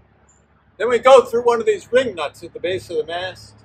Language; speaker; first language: English; native; English